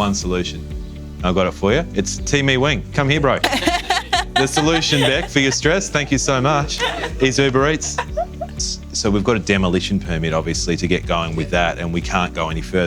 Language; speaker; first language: English; native; English